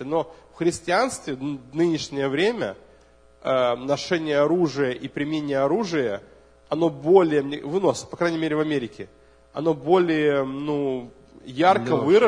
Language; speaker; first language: Russian; native; Russian